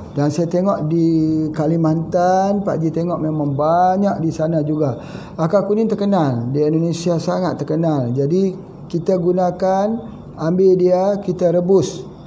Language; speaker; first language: Malay; native; Malay